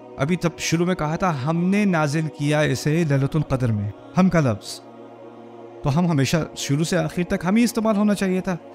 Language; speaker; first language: Urdu; early bilingual, heritage; Urdu